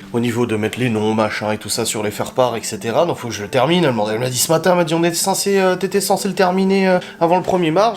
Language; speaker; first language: French; native; French